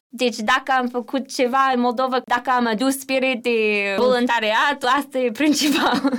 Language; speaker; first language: Romanian; non-native, learner; English